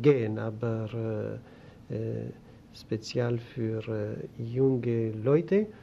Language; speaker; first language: German; non-native, learner; Greek